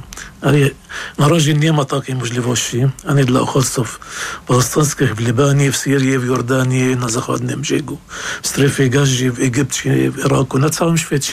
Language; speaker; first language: Polish; non-native, fluent; Arabic